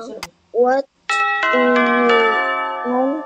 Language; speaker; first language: English; non-native, learner; Indonesian